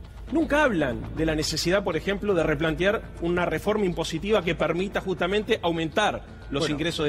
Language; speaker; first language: Spanish; native; Spanish